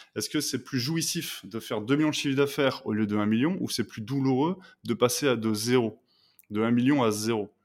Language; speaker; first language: French; native; French